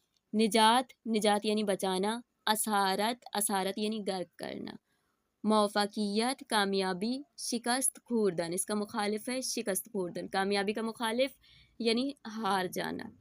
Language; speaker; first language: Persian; non-native, fluent; Urdu